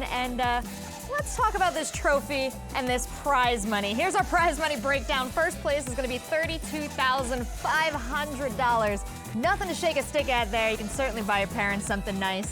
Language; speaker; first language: English; native; English